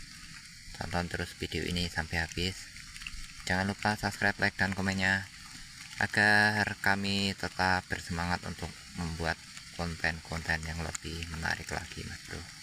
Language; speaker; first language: Indonesian; native; Indonesian